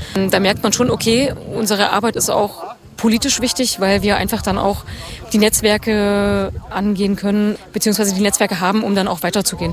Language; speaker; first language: German; native; German